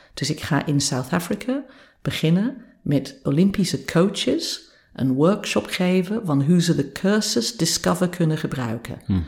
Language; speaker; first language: Dutch; non-native, fluent; English